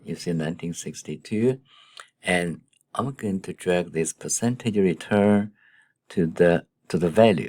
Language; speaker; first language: English; non-native, fluent; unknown